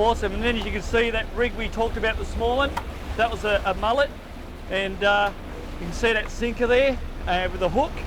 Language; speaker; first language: English; native; English